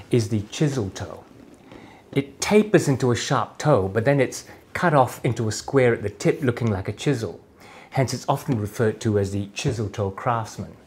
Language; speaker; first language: English; native; English